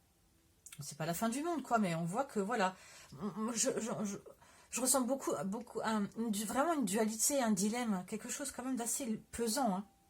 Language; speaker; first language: French; native; French